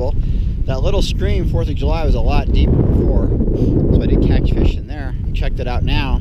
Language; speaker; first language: English; native; English